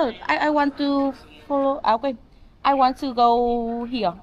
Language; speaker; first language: English; non-native, learner; Vietnamese